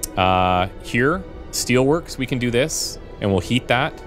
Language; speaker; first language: English; native; English